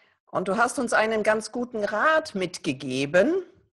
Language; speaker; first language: German; native; German